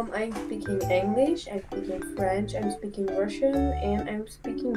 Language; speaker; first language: English; non-native, fluent; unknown